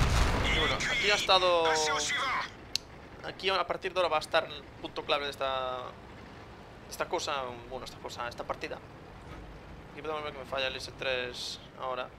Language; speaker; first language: Spanish; native; Spanish